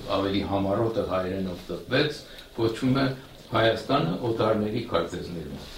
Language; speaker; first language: Armenian; early bilingual, heritage; Armenian